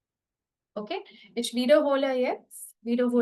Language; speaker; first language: German; non-native, fluent; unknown